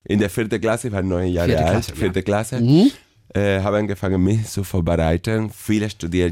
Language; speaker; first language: German; non-native, fluent; Spanish